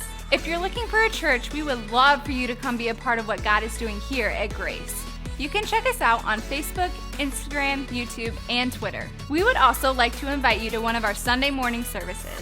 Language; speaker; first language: English; native; English